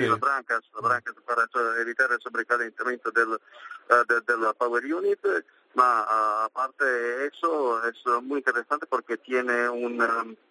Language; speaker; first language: Spanish; non-native, learner; Italian